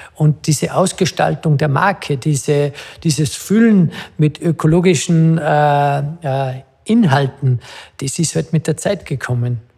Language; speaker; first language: German; native; German